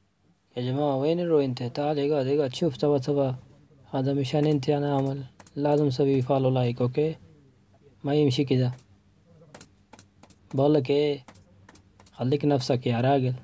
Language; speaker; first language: Arabic; non-native, learner; Urdu